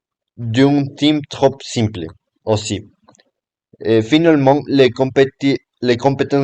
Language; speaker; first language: French; non-native, learner; Spanish